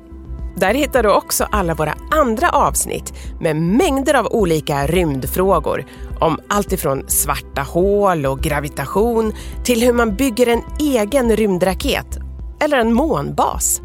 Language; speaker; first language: Swedish; native; Swedish